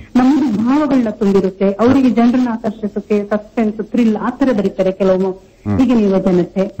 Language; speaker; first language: Kannada; native; Kannada